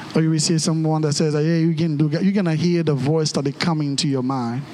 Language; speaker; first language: English; non-native, fluent; Haitian Creole